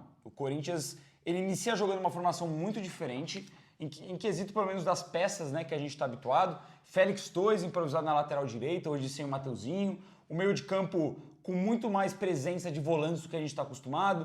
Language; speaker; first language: Portuguese; native; Portuguese